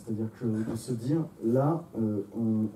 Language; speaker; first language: French; native; French